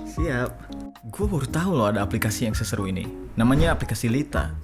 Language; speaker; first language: English; non-native, fluent; Indonesian